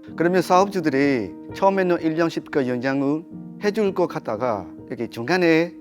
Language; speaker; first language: Korean; non-native, fluent; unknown